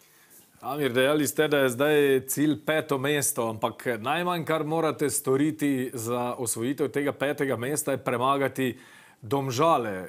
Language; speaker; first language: Slovenian; native; Slovenian